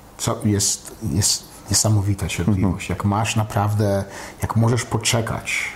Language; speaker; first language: Polish; early bilingual, heritage; Polish